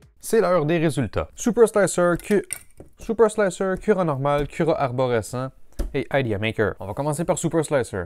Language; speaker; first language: French; native; French